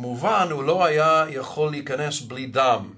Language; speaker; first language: Hebrew; non-native, fluent; English